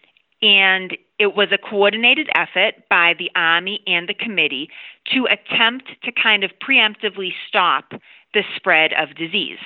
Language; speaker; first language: English; native; English